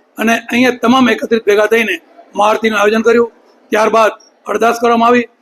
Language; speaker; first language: Gujarati; non-native, local second language; Sindhi